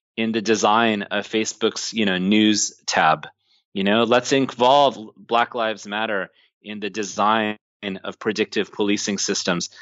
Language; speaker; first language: English; native; English